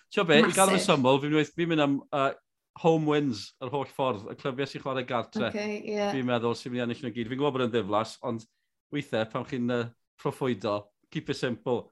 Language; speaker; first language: Welsh; native; Welsh